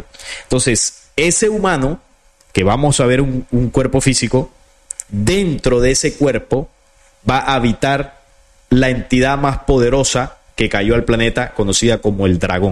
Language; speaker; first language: Spanish; native; Spanish